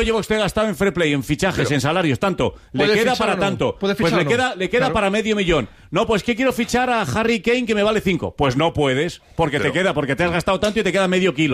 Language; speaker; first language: Spanish; native; Spanish